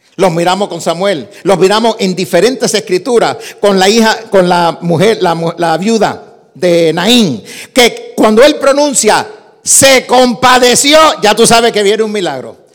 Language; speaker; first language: Spanish; early bilingual, heritage; Spanish